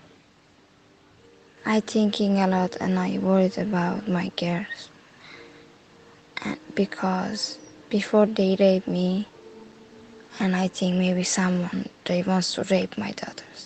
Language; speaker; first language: English; non-native, learner; Persian